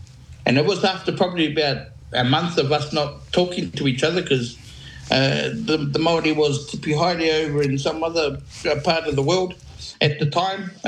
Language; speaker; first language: English; native; English